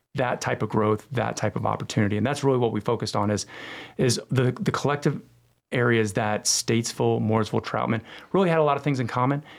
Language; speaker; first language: English; native; English